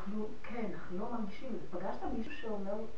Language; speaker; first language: Hebrew; native; Hebrew